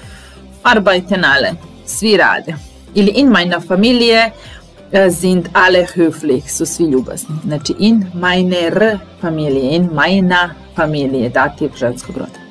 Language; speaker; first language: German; non-native, fluent; Serbian